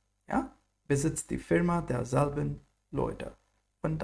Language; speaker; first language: German; non-native, fluent; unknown